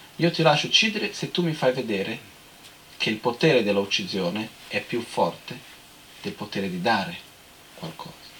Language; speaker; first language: Italian; non-native, fluent; Portuguese